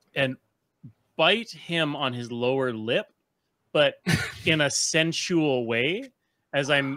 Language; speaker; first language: English; native; English